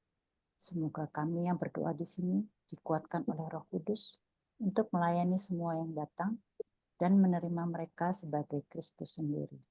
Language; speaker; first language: Indonesian; native; Indonesian